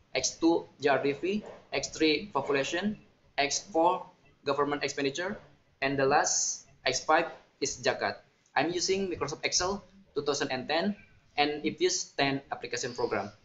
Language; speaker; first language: English; non-native, learner; Indonesian